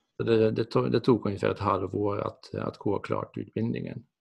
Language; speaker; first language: Swedish; non-native, fluent; Dutch